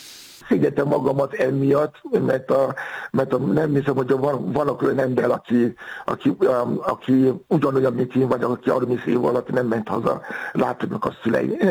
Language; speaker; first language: Hungarian; non-native, fluent; Yoruba